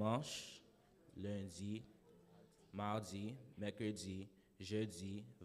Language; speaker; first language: French; non-native, learner; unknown